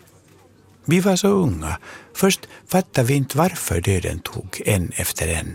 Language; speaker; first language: Swedish; native; Swedish